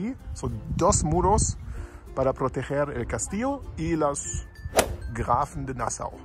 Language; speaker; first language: Spanish; non-native, learner; German